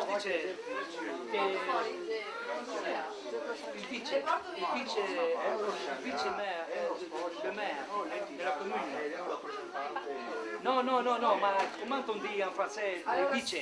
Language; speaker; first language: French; non-native, learner; Italian